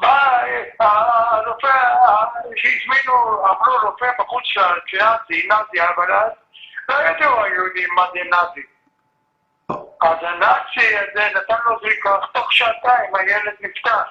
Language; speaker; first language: Hebrew; early bilingual, other home language; Arabic